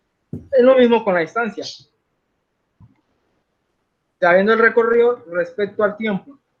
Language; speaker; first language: Spanish; native; Spanish